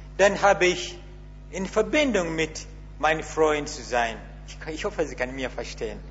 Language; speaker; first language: German; non-native, learner; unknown